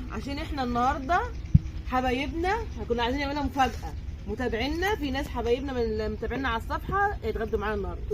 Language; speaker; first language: Arabic; native; Arabic